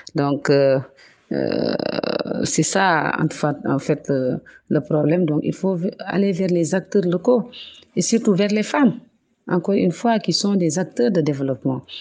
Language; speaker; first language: French; non-native, local second language; Wolof